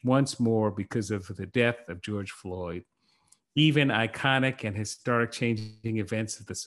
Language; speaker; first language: English; native; English